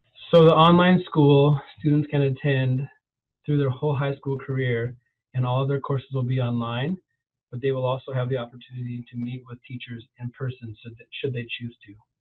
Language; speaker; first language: English; native; English